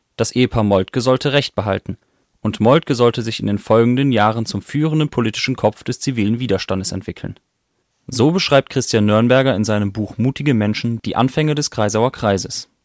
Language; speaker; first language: German; native; German